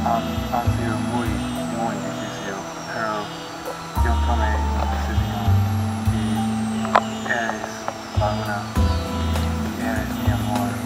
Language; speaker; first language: Spanish; non-native, learner; English